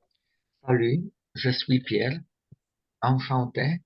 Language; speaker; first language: French; non-native, learner; Polish